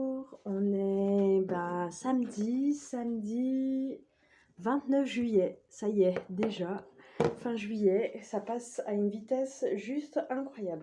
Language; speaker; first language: French; native; French